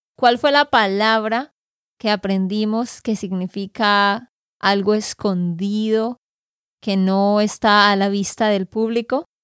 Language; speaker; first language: Spanish; native; Spanish